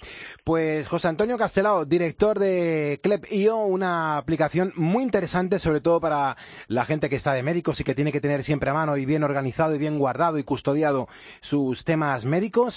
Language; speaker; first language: Spanish; native; Spanish